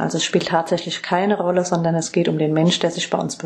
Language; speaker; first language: German; native; German